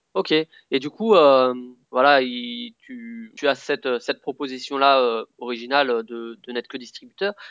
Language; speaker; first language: French; native; French